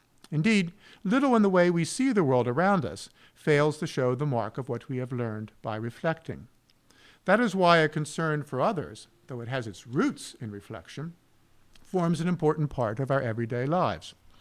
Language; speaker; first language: English; native; English